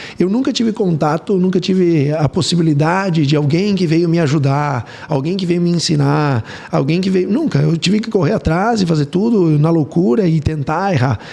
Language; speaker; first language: Portuguese; early bilingual, heritage; Portuguese